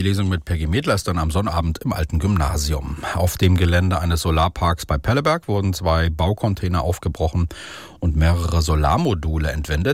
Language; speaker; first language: German; native; German